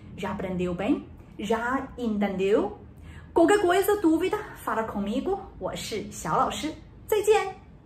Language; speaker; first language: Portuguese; non-native, learner; Chinese